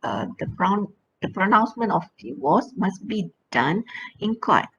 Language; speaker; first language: English; non-native, local second language; Malay